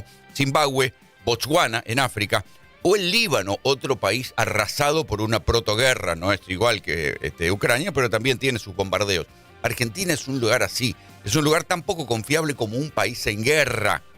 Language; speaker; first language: Spanish; native; Spanish